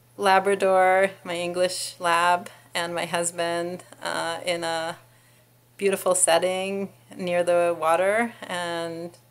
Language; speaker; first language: English; non-native, fluent; Hebrew